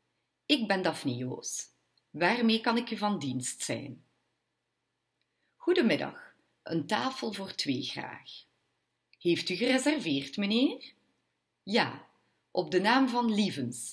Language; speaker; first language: Dutch; non-native, local second language; French